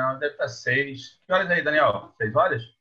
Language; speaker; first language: Portuguese; native; Portuguese